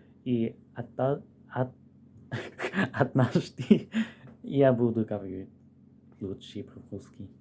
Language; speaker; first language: Russian; non-native, learner; English